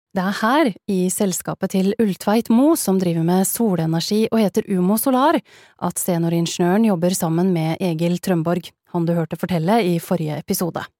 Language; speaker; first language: Norwegian; native; Norwegian